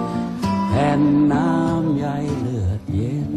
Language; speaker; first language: Thai; native; Thai